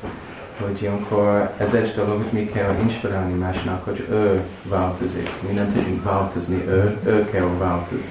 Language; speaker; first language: Hungarian; non-native, learner; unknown